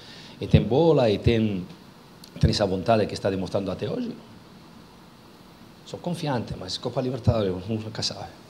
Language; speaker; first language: Portuguese; non-native, fluent; Spanish